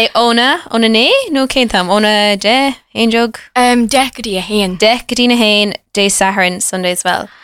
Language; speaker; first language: Irish; native; Irish